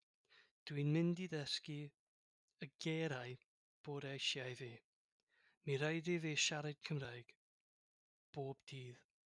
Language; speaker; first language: Welsh; non-native, learner; English